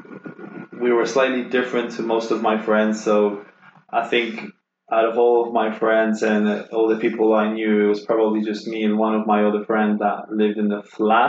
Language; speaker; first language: English; non-native, fluent; Polish